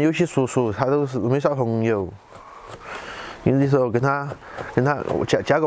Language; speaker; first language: Chinese; native; Chinese